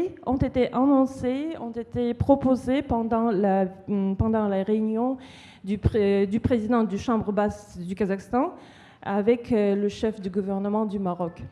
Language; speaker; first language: French; non-native, fluent; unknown